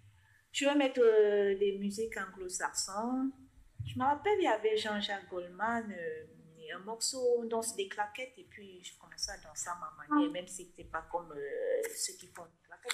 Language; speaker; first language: French; non-native, fluent; Persian